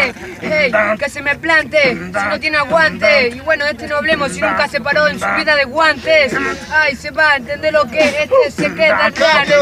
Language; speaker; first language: Spanish; native; Spanish